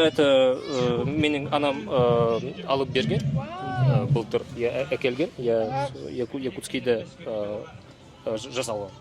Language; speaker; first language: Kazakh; non-native, learner; Yakut